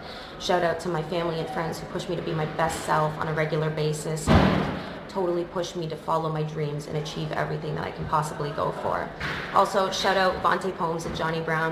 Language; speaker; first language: English; native; English